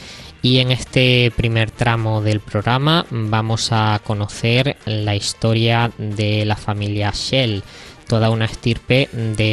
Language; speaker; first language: Spanish; native; Spanish